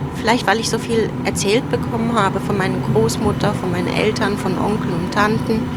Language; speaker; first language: German; early bilingual, other home language; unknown